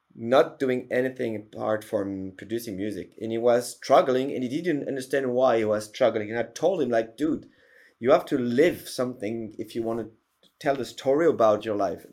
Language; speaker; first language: English; non-native, fluent; French